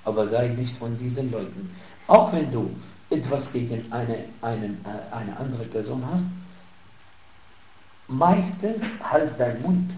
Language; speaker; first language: German; non-native, fluent; Arabic